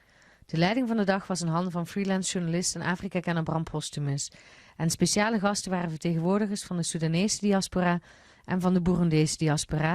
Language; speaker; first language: Dutch; native; Dutch